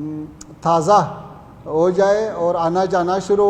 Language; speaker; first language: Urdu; non-native, fluent; Pashto